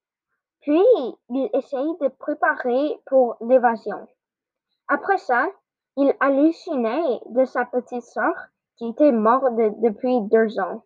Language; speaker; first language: French; non-native, learner; English